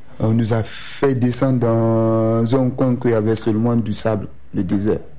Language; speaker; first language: French; non-native, local second language; Susu